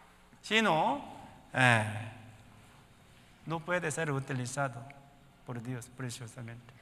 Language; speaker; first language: Spanish; non-native, learner; Korean